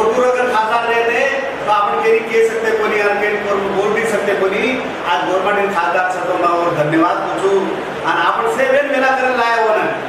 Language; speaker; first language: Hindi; non-native, local second language; Lambadi